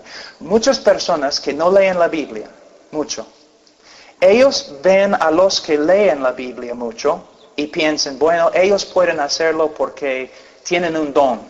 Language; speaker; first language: Spanish; non-native, fluent; English